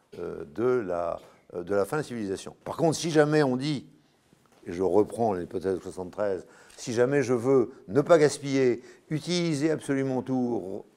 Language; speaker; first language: French; native; French